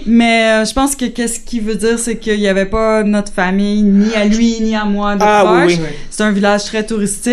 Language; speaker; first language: French; native; French